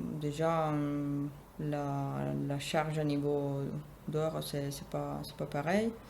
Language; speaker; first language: French; non-native, fluent; Italian